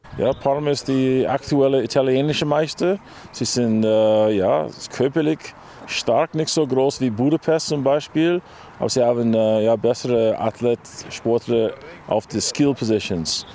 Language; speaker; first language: German; non-native, learner; English